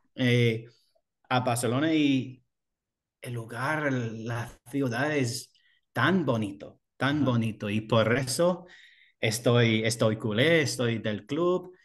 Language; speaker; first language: Spanish; non-native, learner; English